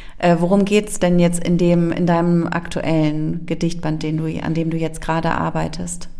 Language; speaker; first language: German; native; German